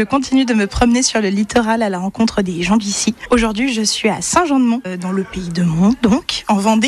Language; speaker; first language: French; native; French